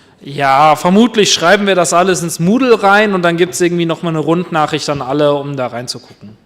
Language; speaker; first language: German; native; German